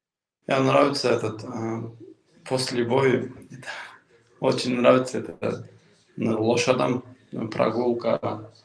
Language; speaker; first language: Russian; non-native, local second language; Kyrgyz